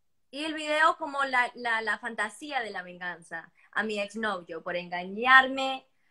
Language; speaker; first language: Spanish; early bilingual, heritage; Spanish